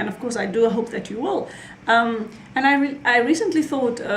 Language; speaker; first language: English; native; English